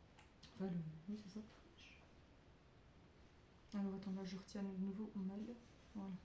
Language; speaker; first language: French; native; French